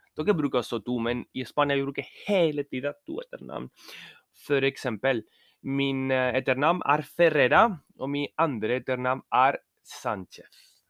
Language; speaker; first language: Norwegian; non-native, learner; Spanish